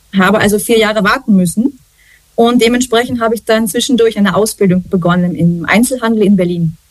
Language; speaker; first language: German; native; German